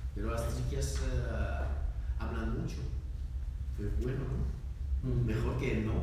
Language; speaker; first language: Spanish; non-native, learner; French